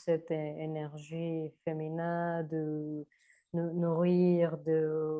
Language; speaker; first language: French; non-native, learner; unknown